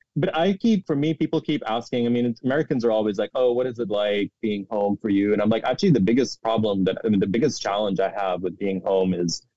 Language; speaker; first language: English; non-native, local second language; Urdu